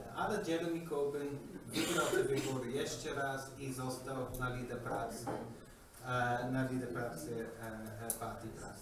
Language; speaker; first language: Polish; non-native, learner; English